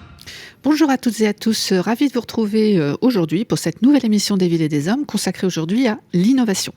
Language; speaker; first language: French; native; French